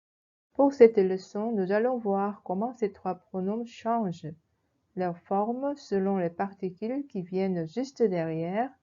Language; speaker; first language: French; non-native, fluent; Korean